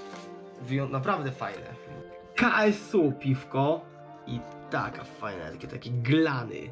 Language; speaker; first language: Polish; native; Polish